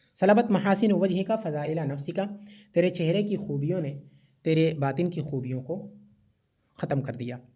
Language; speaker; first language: Urdu; native; Urdu